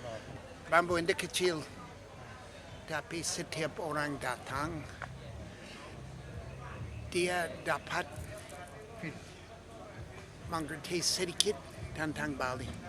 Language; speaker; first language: Indonesian; non-native, learner; English